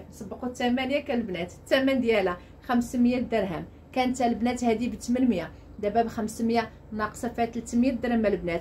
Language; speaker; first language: Arabic; native; Arabic